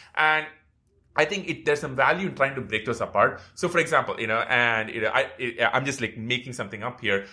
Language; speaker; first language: English; non-native, local second language; Tamil